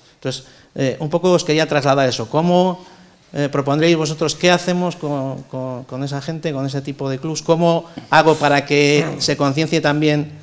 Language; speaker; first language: Spanish; native; Spanish